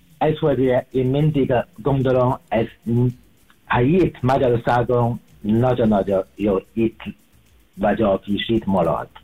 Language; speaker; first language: Hungarian; non-native, learner; Chinese